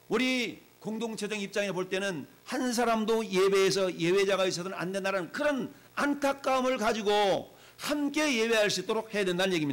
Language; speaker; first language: Korean; native; Korean